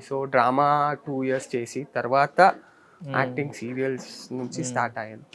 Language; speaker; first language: Telugu; non-native, learner; Kannada